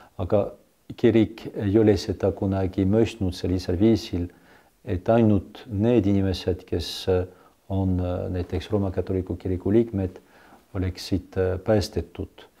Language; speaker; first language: Estonian; non-native, fluent; French